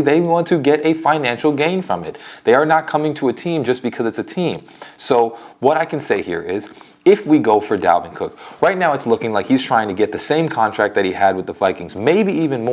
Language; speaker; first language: English; native; English